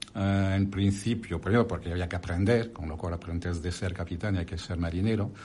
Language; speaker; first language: Spanish; non-native, fluent; French